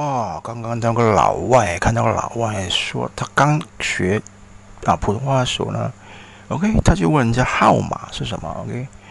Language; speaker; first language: Chinese; early bilingual, heritage; Chinese